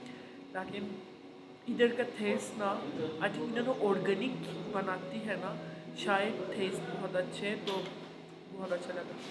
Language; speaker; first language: Hindi; non-native, fluent; Turkish